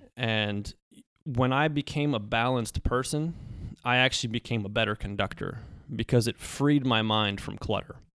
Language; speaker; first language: English; early bilingual, other home language; Polish